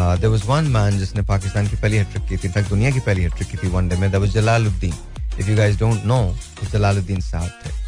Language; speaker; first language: Urdu; native; Urdu